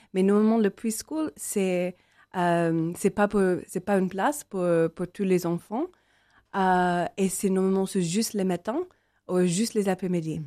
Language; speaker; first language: French; non-native, learner; English